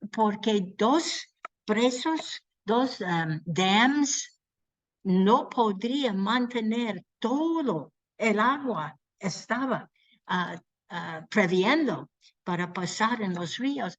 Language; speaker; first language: Spanish; non-native, learner; English